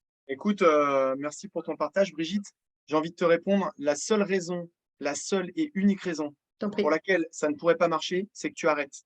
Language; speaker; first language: French; native; French